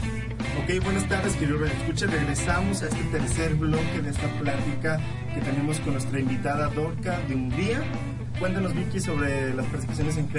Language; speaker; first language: Spanish; native; Spanish